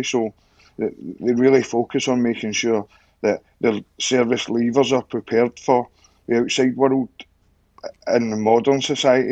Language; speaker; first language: English; native; English